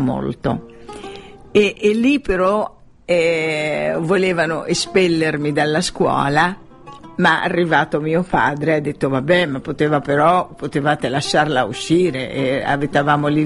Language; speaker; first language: Italian; non-native, fluent; Arabic